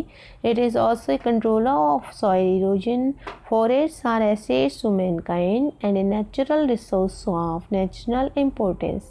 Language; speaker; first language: English; non-native, local second language; Hindi